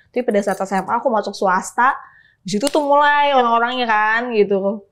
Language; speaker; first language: Indonesian; native; Indonesian